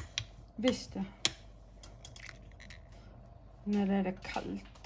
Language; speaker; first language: Swedish; non-native, fluent; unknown